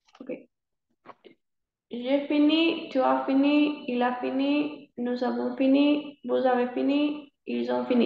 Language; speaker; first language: French; non-native, learner; Spanish